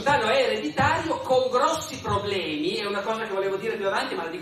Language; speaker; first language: Italian; native; Italian